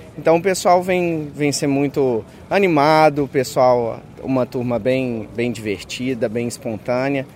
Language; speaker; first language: Portuguese; native; Portuguese